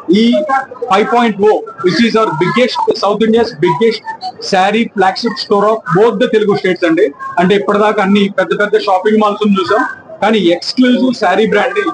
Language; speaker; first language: Telugu; native; Telugu